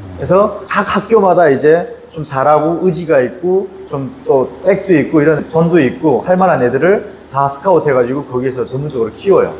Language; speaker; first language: Korean; native; Korean